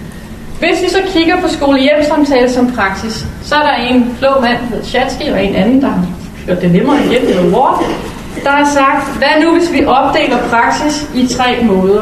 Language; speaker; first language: Danish; native; Danish